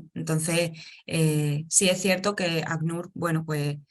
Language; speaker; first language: Spanish; native; Spanish